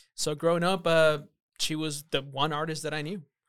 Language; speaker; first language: English; early bilingual, other home language; Spanish